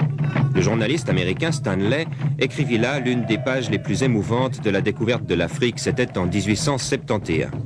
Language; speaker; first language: French; native; French